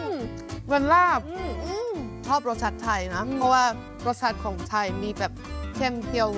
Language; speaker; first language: Thai; non-native, fluent; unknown